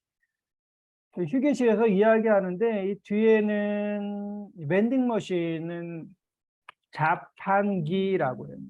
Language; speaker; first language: Korean; native; Korean